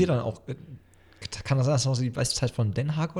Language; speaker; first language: German; native; German